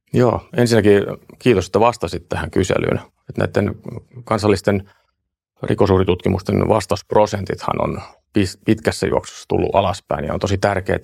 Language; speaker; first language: Finnish; native; Finnish